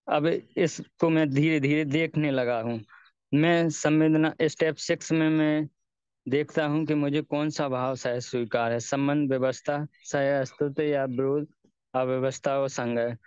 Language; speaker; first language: Hindi; native; Hindi